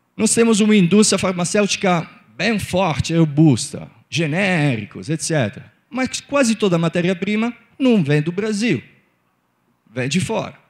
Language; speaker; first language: Portuguese; non-native, fluent; Italian